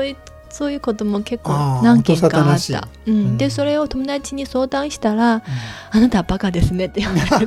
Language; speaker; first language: Japanese; non-native, fluent; Chinese